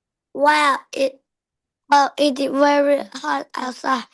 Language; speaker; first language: English; non-native, learner; Vietnamese